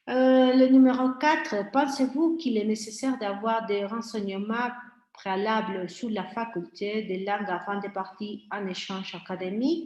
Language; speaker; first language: French; non-native, fluent; Spanish